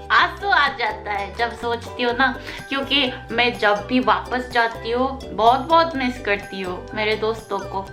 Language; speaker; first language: Hindi; non-native, local second language; Korean